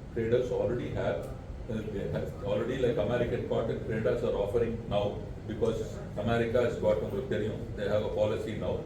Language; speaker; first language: English; non-native, local second language; Tamil